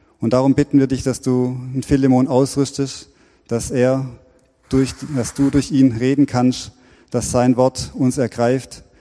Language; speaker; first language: German; native; German